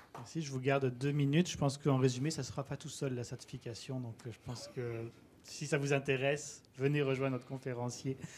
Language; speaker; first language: French; native; French